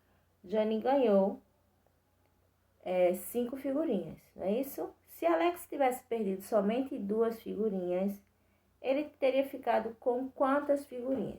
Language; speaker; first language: Portuguese; native; Portuguese